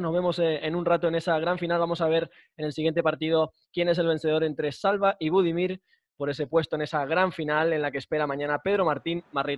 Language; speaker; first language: Spanish; native; Spanish